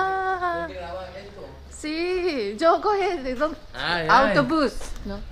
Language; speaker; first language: Spanish; non-native, learner; Japanese